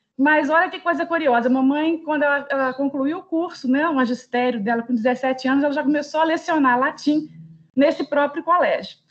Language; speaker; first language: Portuguese; native; Portuguese